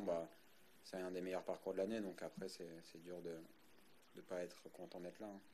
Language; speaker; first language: French; native; French